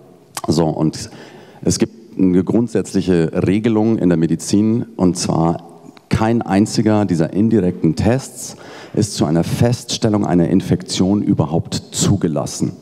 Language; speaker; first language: German; native; German